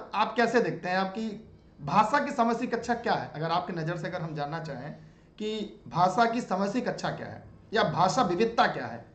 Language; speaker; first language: Hindi; native; Hindi